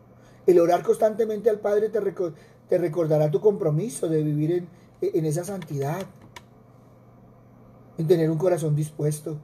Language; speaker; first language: Spanish; native; Spanish